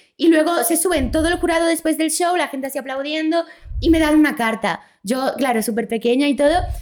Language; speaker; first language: Spanish; early bilingual, other home language; Polish